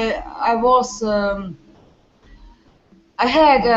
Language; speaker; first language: English; non-native, learner; French